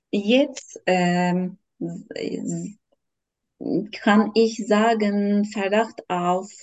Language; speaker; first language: German; non-native, learner; Turkish